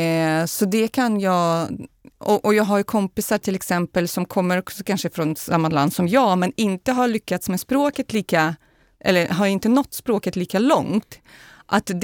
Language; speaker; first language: Swedish; non-native, fluent; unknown